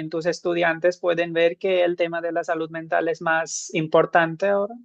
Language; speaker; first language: Spanish; non-native, fluent; Hindi